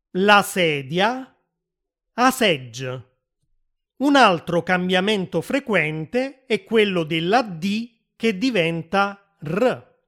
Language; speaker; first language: Italian; native; Italian